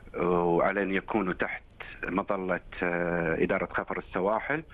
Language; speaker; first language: Arabic; native; Arabic